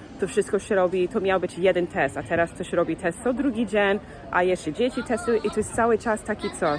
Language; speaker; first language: Polish; non-native, fluent; English